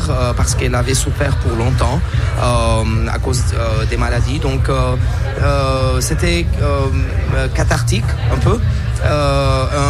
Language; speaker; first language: French; non-native, local second language; Armenian